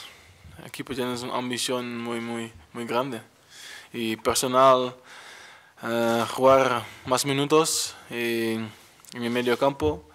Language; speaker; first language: Spanish; non-native, learner; Dutch